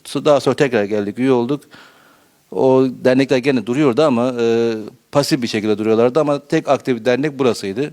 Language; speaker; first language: Turkish; native; Turkish